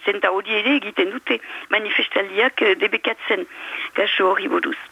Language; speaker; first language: Basque; native; Basque